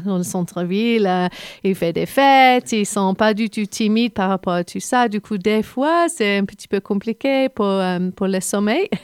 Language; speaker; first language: French; non-native, fluent; English